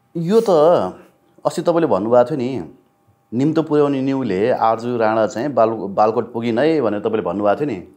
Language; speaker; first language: Nepali; native; Nepali